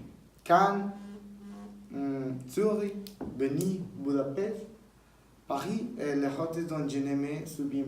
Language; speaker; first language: French; non-native, learner; Spanish